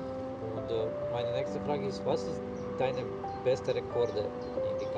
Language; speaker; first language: German; non-native, learner; Croatian